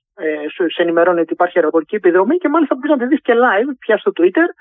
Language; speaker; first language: Greek; native; Greek